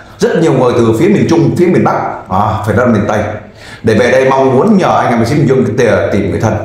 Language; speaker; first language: Vietnamese; native; Vietnamese